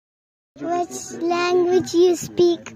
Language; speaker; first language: English; non-native, learner; Persian